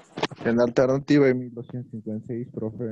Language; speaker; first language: Spanish; native; Spanish